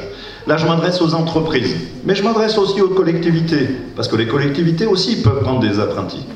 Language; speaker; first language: French; native; French